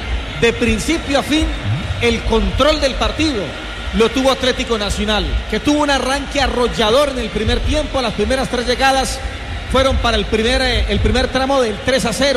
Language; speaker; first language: Spanish; native; Spanish